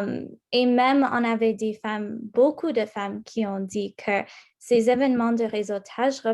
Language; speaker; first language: French; non-native, local second language; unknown